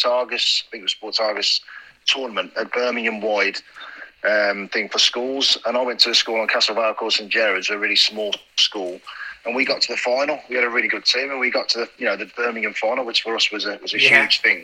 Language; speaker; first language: English; native; English